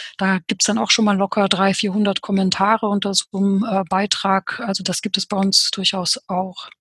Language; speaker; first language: German; early bilingual, other home language; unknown